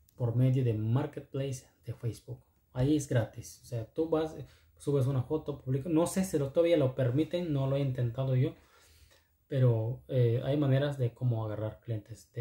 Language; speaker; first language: Spanish; non-native, local second language; Zapotec